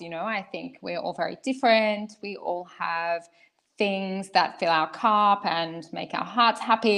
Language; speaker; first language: English; native; English